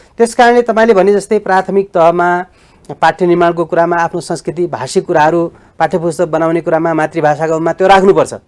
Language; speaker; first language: Nepali; native; Nepali